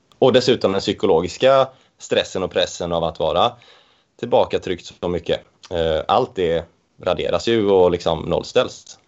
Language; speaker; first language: Swedish; native; Swedish